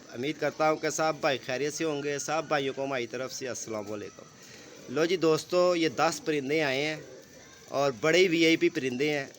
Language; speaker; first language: Urdu; non-native, local second language; Punjabi